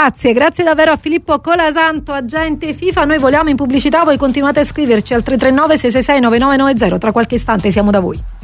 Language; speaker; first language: Italian; native; Italian